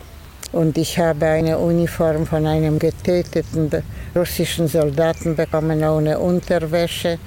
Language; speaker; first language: German; non-native, fluent; Polish